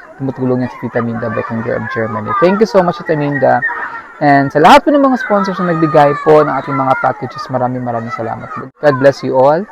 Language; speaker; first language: Filipino; native; Filipino